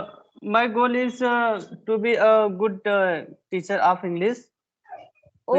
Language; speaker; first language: English; non-native, learner; Hindi